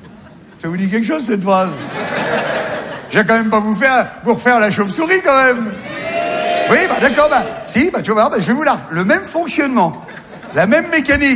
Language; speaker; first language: French; native; French